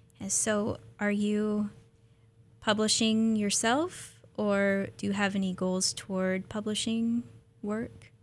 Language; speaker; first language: English; native; English